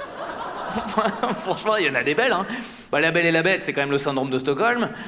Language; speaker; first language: French; native; French